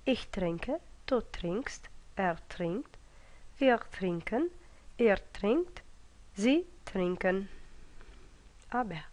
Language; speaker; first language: German; non-native, fluent; Romanian